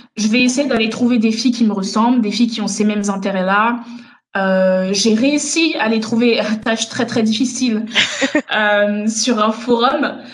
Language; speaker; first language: French; native; French